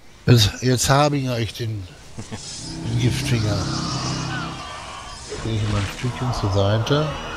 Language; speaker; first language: German; native; German